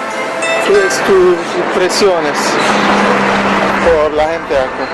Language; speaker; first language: Spanish; non-native, learner; Turkish